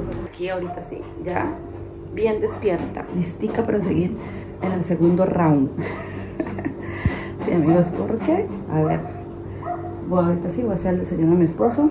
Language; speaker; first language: Spanish; native; Spanish